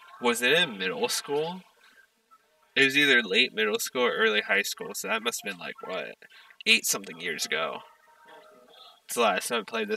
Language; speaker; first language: English; native; English